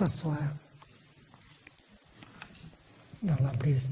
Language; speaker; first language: French; non-native, fluent; Vietnamese